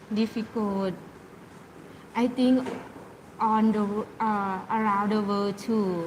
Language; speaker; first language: English; non-native, learner; Thai